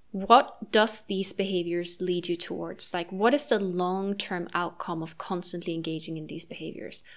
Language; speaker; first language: English; non-native, fluent; Norwegian